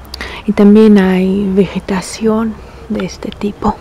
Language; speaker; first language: Spanish; non-native, fluent; Russian